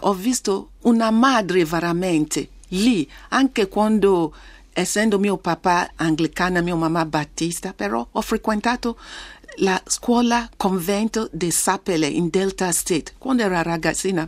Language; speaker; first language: Italian; non-native, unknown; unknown